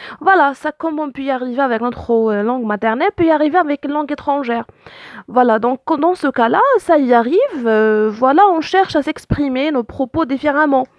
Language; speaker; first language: French; non-native, local second language; Arabic